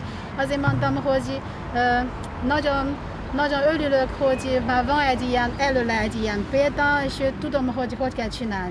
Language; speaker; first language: Hungarian; non-native, learner; Chinese